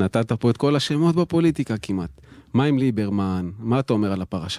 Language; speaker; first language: Hebrew; native; Hebrew